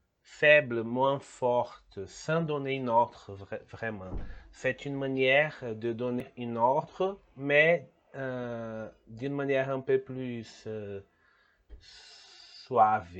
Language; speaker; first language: French; non-native, fluent; Portuguese